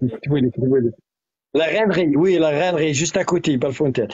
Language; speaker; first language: French; non-native, learner; Arabic